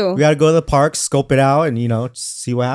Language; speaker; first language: English; native; English